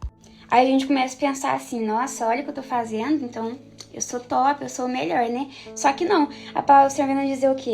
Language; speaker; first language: Portuguese; native; Portuguese